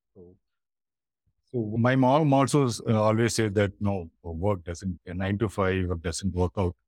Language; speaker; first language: English; non-native, local second language; Tamil